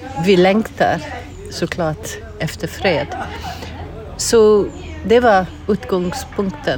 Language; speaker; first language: Swedish; non-native, fluent; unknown